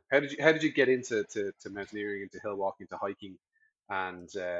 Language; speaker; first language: English; native; English